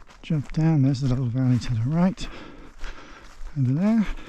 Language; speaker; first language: English; native; English